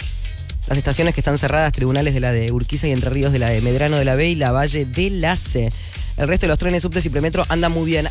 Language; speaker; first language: Spanish; native; Spanish